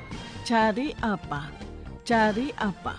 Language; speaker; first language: Arabic; non-native, fluent; Indonesian